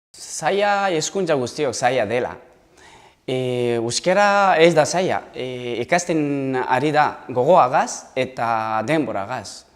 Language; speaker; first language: Basque; non-native, learner; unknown